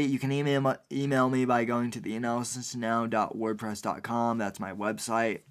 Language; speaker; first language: English; native; English